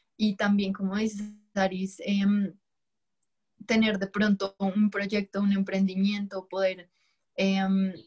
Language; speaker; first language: Spanish; native; Spanish